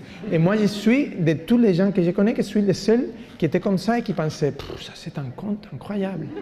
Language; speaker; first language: French; non-native, fluent; Spanish